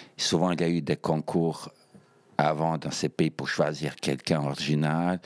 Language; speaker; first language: French; early bilingual, other home language; Bosnian